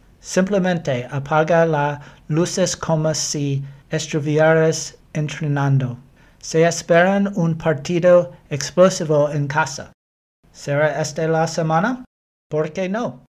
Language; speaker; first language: Spanish; non-native, learner; English